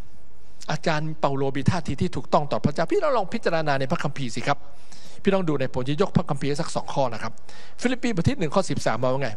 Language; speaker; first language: Thai; native; Thai